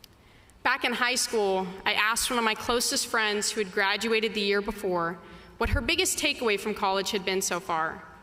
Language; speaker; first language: English; native; English